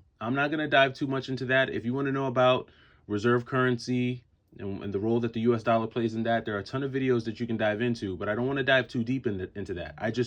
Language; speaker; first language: English; native; English